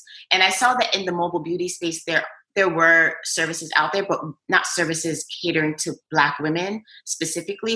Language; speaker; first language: English; native; English